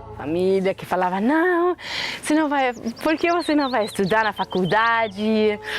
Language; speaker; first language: Portuguese; non-native, fluent; German